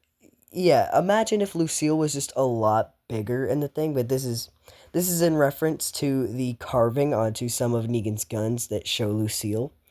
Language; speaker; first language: English; native; English